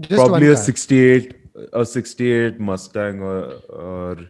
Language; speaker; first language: English; non-native, local second language; Hindi